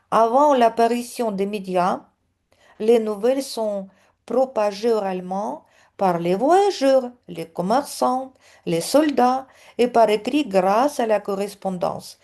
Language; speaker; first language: French; non-native, fluent; Russian